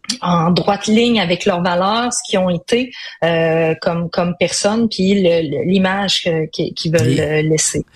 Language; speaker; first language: French; native; French